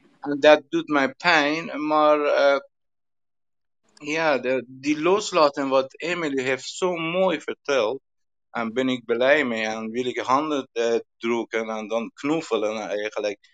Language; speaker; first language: Dutch; non-native, learner; Persian